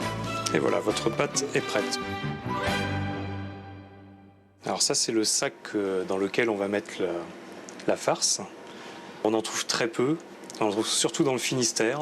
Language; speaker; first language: French; native; French